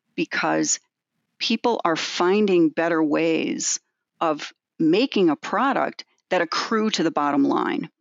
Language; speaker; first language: English; native; English